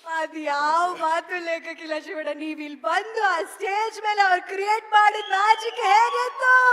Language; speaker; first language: Kannada; native; Kannada